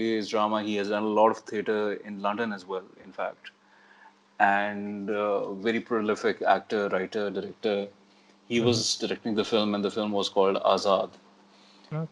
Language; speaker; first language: English; non-native, local second language; Urdu